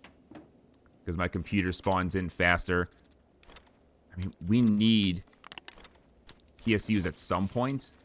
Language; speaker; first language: English; native; English